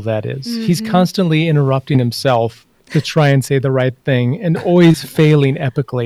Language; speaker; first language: English; native; English